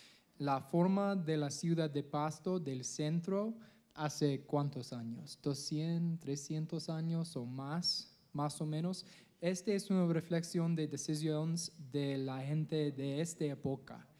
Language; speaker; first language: Spanish; non-native, learner; English